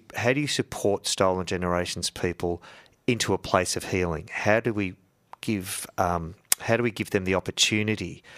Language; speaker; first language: English; native; English